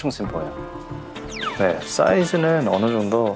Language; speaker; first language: Korean; early bilingual, heritage; English